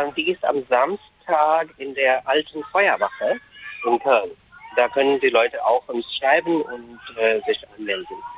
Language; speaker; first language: German; non-native, fluent; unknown